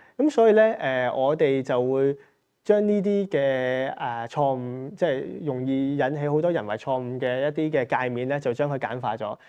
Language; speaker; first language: Cantonese; native; Cantonese